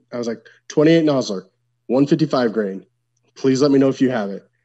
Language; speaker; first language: English; native; English